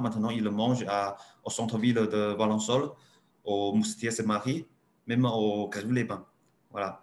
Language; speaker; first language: French; non-native, learner; Chinese